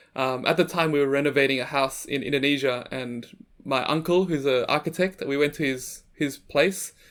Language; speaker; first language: English; native; English